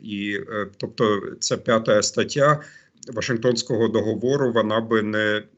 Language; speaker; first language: Ukrainian; non-native, fluent; German